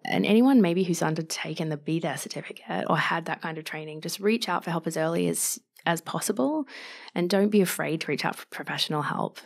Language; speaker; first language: English; native; English